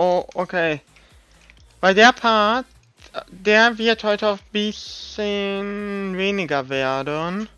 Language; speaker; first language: German; native; German